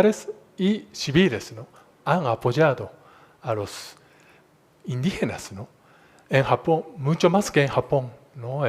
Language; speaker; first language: Spanish; non-native, fluent; Japanese